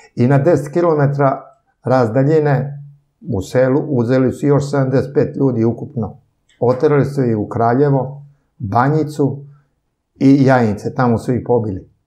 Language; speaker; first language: Serbian; native; Serbian